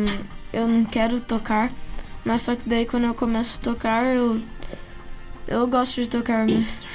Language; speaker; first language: Portuguese; early bilingual, heritage; Portuguese